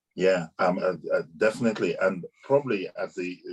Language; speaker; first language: English; non-native, local second language; Yoruba